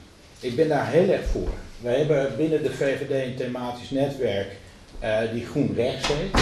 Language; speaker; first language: Dutch; native; Dutch